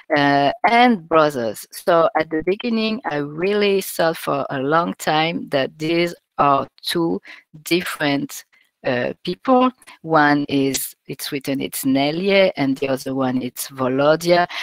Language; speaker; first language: English; non-native, fluent; French